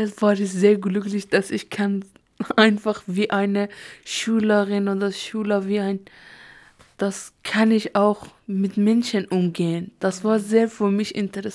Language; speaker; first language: German; non-native, learner; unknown